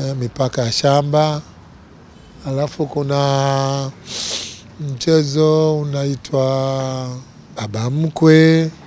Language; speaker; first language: Swahili; native; Swahili